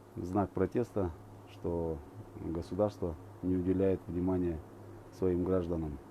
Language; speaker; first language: Russian; non-native, local second language; Kazakh